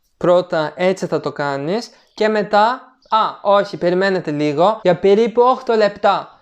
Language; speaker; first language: Greek; non-native, fluent; Turkish